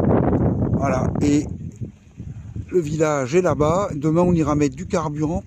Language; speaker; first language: French; native; French